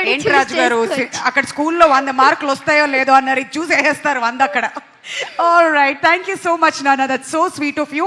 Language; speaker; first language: Telugu; native; Telugu